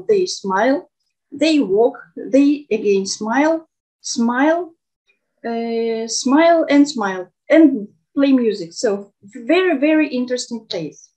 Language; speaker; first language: English; non-native, fluent; Russian